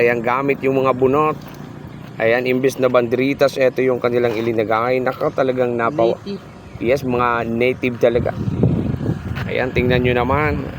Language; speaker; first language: Filipino; non-native, local second language; Bikol